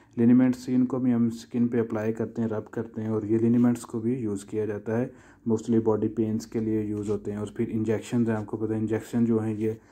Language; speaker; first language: Urdu; non-native, local second language; Punjabi